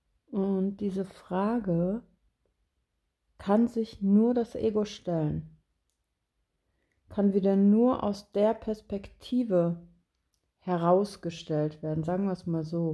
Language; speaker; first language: German; native; German